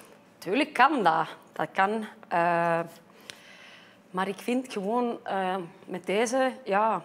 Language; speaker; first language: Dutch; non-native, fluent; Icelandic